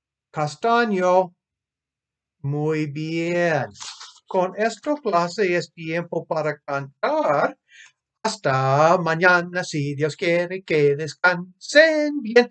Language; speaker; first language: Spanish; non-native, fluent; English